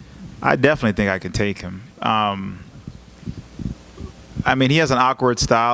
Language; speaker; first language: English; native; English